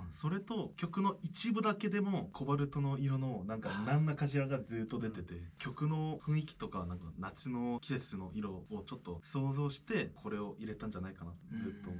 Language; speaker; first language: Japanese; non-native, fluent; Korean